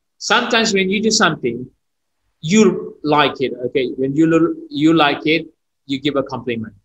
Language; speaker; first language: English; non-native, fluent; Indonesian